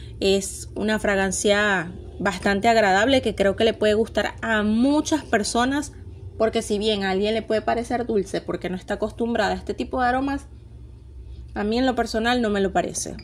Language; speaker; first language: Spanish; native; Spanish